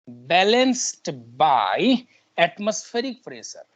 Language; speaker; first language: English; non-native, local second language; Nepali